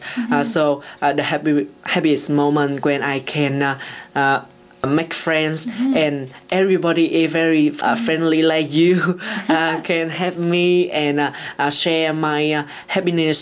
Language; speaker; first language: English; non-native, learner; Vietnamese